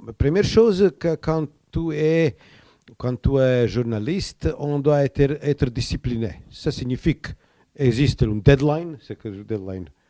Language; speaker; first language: French; non-native, learner; Croatian